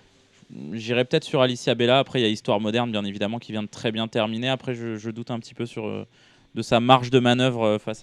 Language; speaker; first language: French; native; French